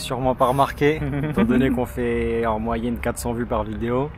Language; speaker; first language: French; native; French